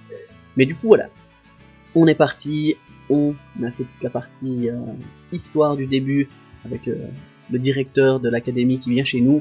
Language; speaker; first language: French; native; French